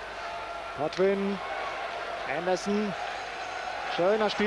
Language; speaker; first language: German; native; German